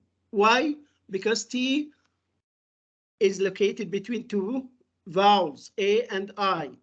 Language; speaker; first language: English; non-native, fluent; Arabic